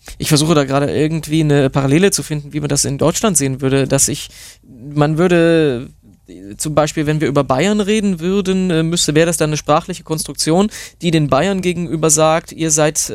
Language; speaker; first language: German; native; German